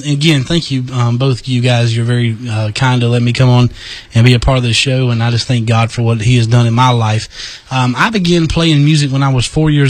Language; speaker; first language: English; native; English